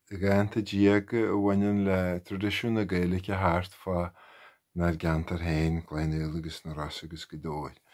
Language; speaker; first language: Irish; native; Irish